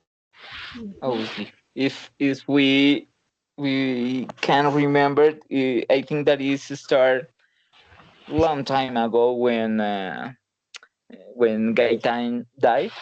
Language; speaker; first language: English; non-native, learner; Spanish